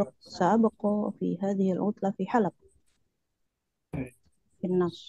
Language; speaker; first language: Arabic; non-native, learner; Indonesian